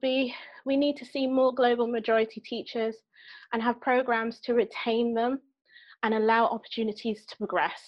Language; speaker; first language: English; native; English